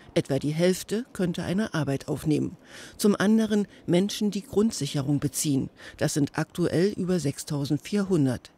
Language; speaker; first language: German; native; German